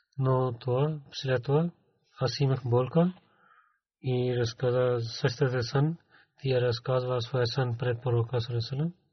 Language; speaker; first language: Bulgarian; non-native, learner; Urdu